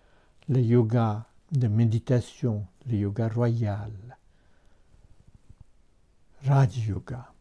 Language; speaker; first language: French; non-native, fluent; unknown